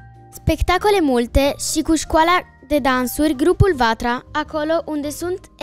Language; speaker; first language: Romanian; early bilingual, heritage; Romanian